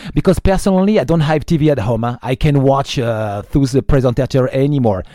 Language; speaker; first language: English; non-native, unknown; French